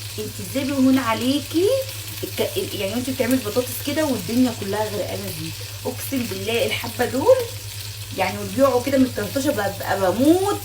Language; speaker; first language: Arabic; native; Arabic